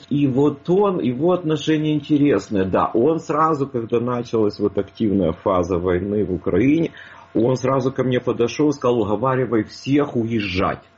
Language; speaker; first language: Russian; native; Russian